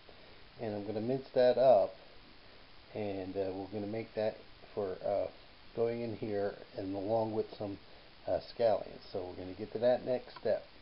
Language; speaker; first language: English; native; English